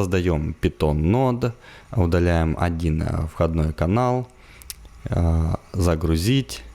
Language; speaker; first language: Russian; native; Russian